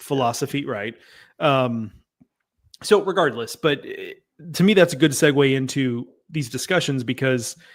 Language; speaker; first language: English; native; English